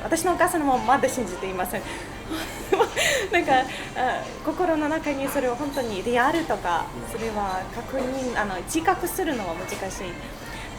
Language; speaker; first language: Japanese; non-native, fluent; Russian